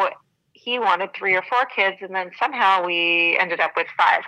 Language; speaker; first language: English; native; English